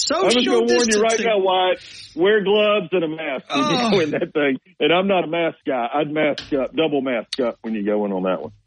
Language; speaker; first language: English; native; English